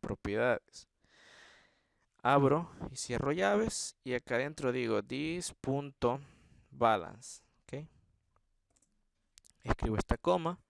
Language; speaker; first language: Spanish; native; Spanish